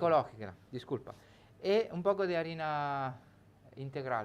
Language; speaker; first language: Spanish; non-native, learner; Italian